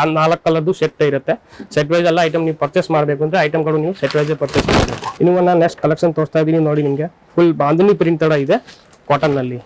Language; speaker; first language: Kannada; non-native, fluent; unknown